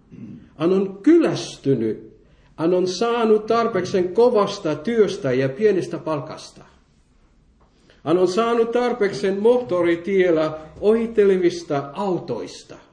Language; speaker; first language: Finnish; non-native, fluent; French